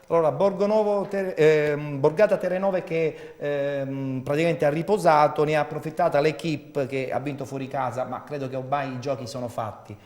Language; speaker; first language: Italian; native; Italian